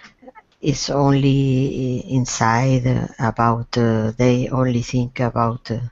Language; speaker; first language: English; non-native, learner; Spanish